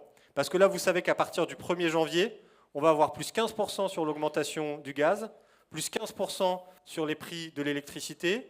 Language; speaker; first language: French; native; French